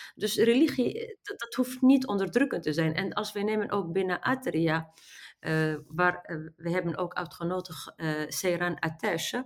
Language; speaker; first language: Dutch; non-native, fluent; Arabic